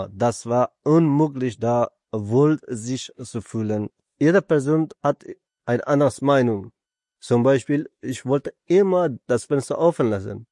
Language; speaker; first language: German; non-native, learner; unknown